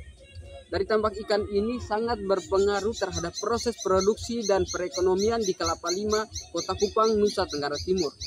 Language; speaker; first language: Indonesian; native; Indonesian